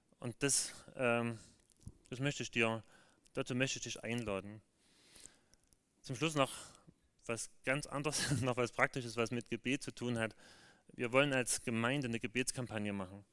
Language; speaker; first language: German; native; German